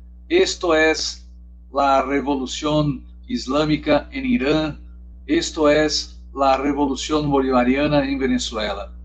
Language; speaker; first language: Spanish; non-native, learner; Portuguese